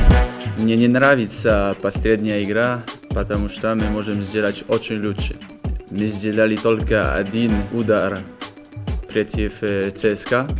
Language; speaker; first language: Russian; non-native, learner; Polish